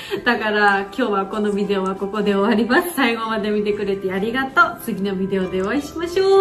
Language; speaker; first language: Japanese; non-native, fluent; Georgian